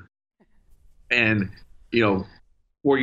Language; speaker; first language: English; early bilingual, other home language; Spanish